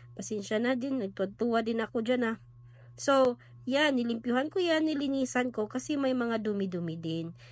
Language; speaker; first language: Filipino; non-native, local second language; Cebuano